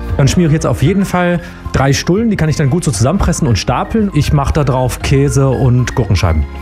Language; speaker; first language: German; native; German